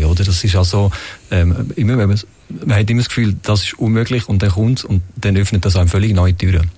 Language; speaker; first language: German; native; German